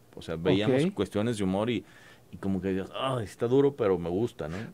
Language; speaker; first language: Spanish; native; Spanish